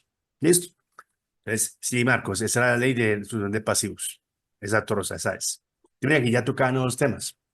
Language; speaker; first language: Spanish; native; Spanish